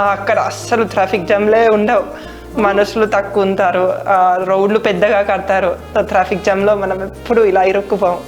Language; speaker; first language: Telugu; non-native, fluent; Finnish